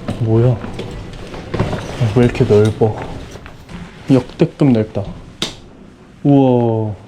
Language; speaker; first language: Korean; native; Korean